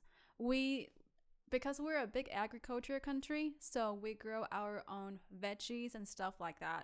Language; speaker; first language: English; non-native, fluent; Vietnamese